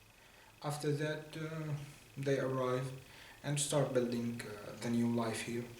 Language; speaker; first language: English; non-native, learner; Arabic